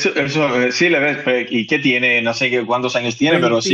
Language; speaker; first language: Spanish; non-native, fluent; Greek